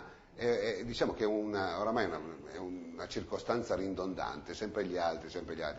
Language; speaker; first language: Italian; native; Italian